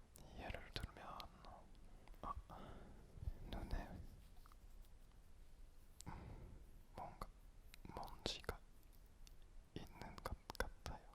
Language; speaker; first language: Korean; non-native, fluent; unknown